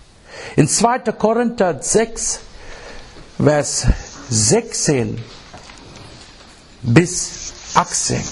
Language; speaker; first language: German; non-native, fluent; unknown